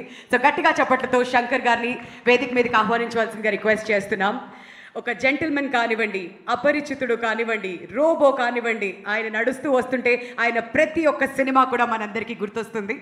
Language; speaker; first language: Telugu; native; Telugu